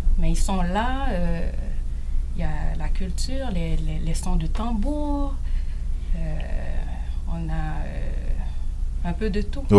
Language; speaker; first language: French; non-native, local second language; Haitian Creole